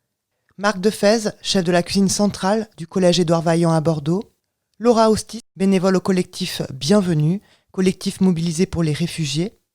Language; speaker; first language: French; native; French